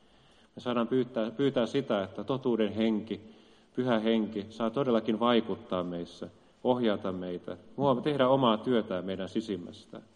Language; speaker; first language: Finnish; native; Finnish